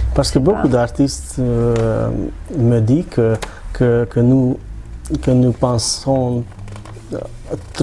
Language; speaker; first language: French; non-native, learner; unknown